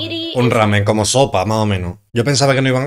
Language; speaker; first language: Spanish; native; Spanish